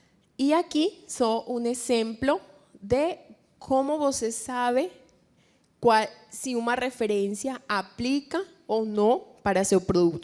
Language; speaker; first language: Portuguese; non-native, fluent; Spanish